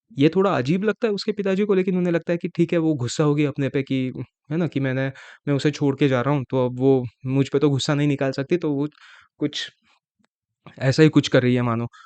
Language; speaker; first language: Hindi; non-native, local second language; Marathi